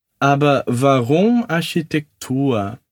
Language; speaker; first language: German; non-native, fluent; Portuguese